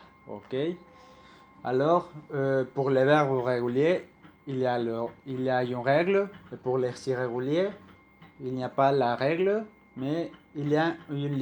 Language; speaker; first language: French; non-native, learner; Spanish